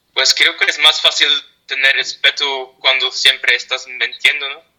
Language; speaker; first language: Spanish; non-native, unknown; Dutch